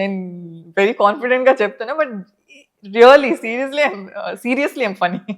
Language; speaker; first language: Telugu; non-native, fluent; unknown